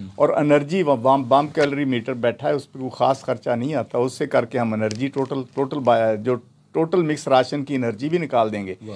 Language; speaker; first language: Urdu; non-native, local second language; Punjabi